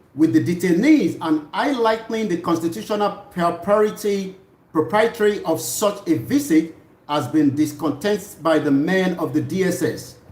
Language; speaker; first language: English; non-native, local second language; Yoruba